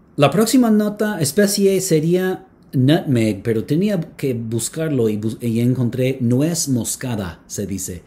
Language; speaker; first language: Spanish; non-native, fluent; English